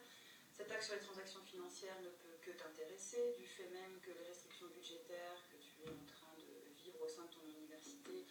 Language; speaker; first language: French; native; French